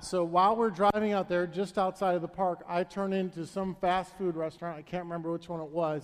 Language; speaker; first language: English; native; English